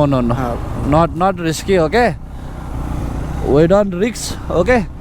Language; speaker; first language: English; non-native, learner; Nepali